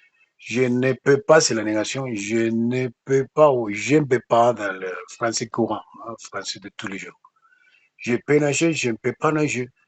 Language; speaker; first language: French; non-native, fluent; Spanish